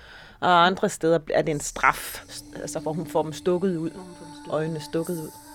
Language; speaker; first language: Danish; native; Danish